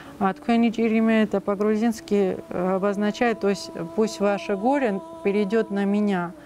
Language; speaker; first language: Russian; non-native, local second language; Georgian